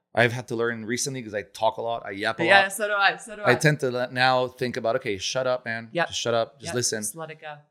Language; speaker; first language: English; non-native, fluent; Italian